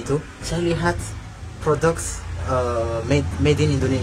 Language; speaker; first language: Indonesian; non-native, fluent; Malagasy